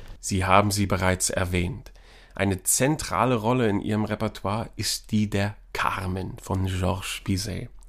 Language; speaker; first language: German; native; German